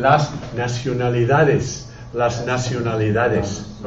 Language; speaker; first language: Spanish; non-native, fluent; English